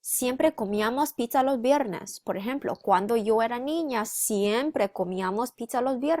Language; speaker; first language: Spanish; non-native, fluent; English